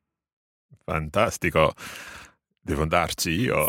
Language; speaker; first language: Italian; non-native, fluent; English